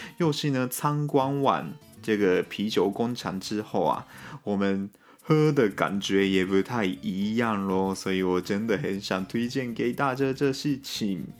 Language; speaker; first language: Chinese; non-native, fluent; Japanese